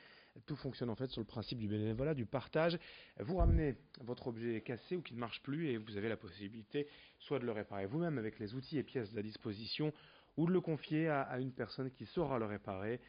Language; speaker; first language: French; native; French